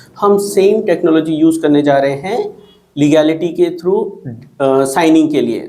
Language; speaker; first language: Hindi; native; Hindi